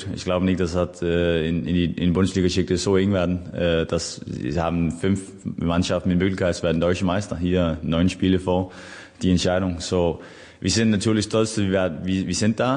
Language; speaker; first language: German; non-native, fluent; Danish